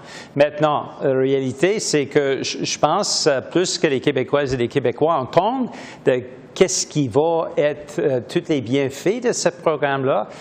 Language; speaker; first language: French; native; French